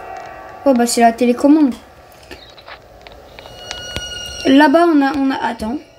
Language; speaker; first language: French; native; French